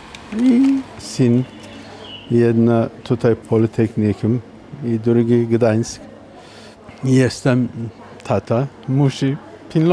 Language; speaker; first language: Polish; non-native, learner; Turkish